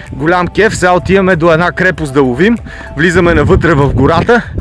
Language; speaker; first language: Bulgarian; native; Bulgarian